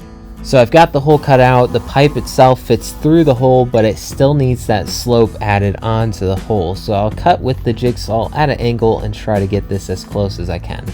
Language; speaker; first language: English; native; English